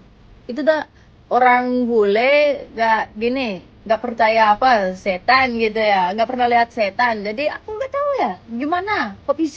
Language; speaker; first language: Indonesian; non-native, fluent; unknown